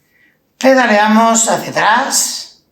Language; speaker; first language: Spanish; native; Spanish